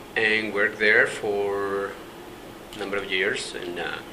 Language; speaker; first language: English; non-native, fluent; Spanish